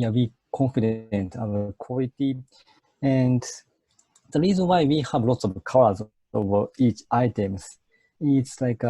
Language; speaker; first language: English; non-native, fluent; Japanese